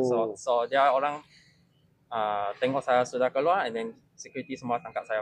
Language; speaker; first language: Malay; non-native, local second language; Chinese